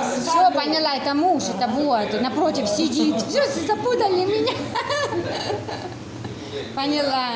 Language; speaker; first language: Russian; non-native, learner; Vietnamese